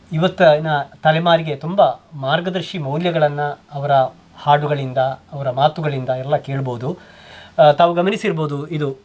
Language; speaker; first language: Kannada; native; Kannada